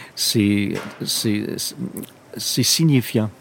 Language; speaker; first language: French; non-native, local second language; English